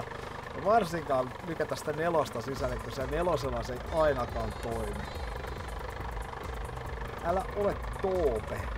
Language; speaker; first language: Finnish; native; Finnish